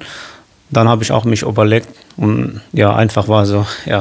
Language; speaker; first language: German; non-native, learner; Kurdish